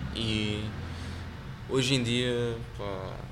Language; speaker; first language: Portuguese; native; Portuguese